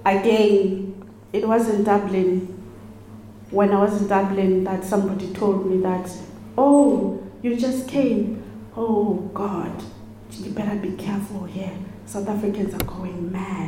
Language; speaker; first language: English; non-native, local second language; Xhosa